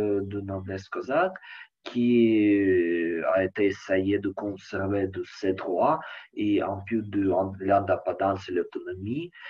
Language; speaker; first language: French; non-native, learner; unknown